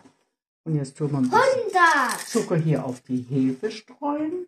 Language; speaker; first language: German; native; German